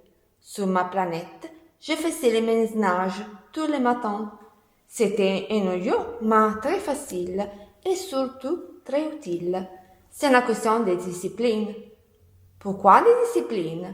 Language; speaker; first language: French; non-native, learner; Italian